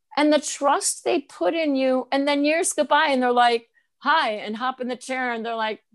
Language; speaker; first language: English; native; English